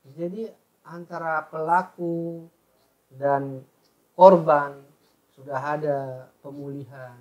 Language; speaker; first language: Indonesian; native; Indonesian